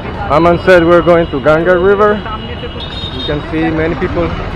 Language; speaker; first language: English; non-native, fluent; Spanish